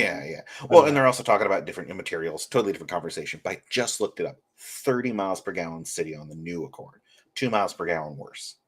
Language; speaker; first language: English; native; English